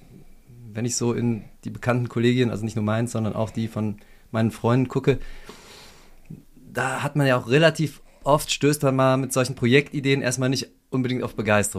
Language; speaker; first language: German; native; German